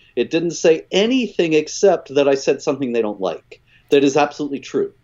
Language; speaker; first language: English; native; English